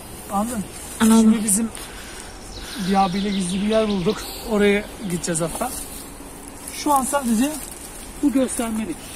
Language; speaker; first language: Turkish; native; Turkish